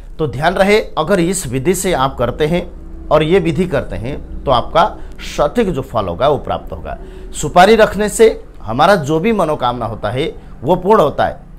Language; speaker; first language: Hindi; native; Hindi